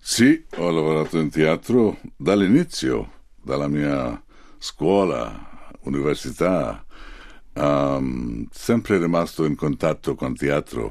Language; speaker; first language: Italian; non-native, fluent; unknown